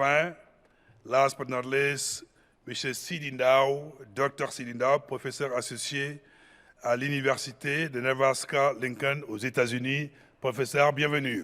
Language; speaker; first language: French; non-native, local second language; Wolof